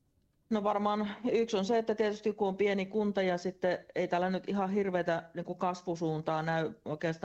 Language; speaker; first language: Finnish; native; Finnish